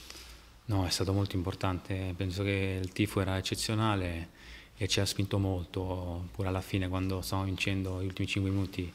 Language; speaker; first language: Italian; non-native, fluent; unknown